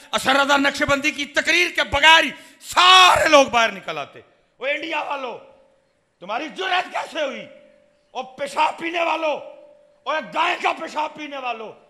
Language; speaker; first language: Urdu; non-native, local second language; Punjabi